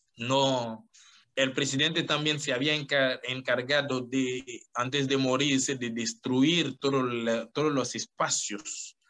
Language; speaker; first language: Spanish; non-native, fluent; Haitian Creole